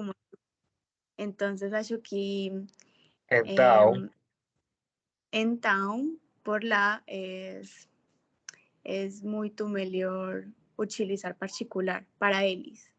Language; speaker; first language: Portuguese; non-native, fluent; Spanish